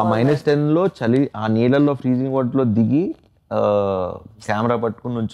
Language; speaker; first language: Telugu; native; Telugu